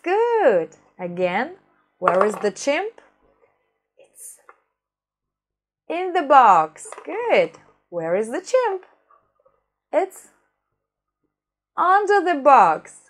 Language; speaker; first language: English; non-native, fluent; Russian